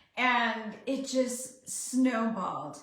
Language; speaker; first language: English; native; English